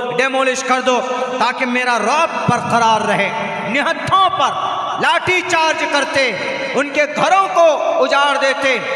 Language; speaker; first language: Hindi; native; Hindi